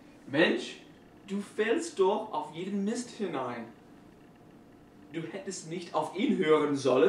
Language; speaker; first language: German; non-native, learner; English